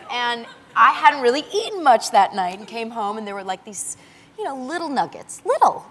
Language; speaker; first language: English; native; English